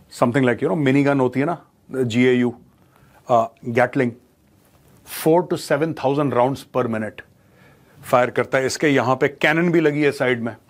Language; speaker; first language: Hindi; native; Hindi